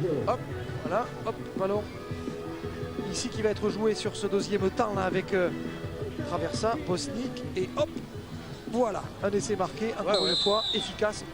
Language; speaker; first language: French; native; French